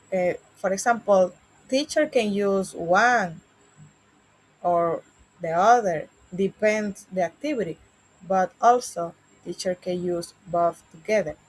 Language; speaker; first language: English; non-native, learner; Spanish